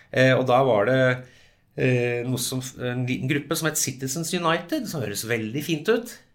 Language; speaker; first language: Norwegian; early bilingual, other home language; English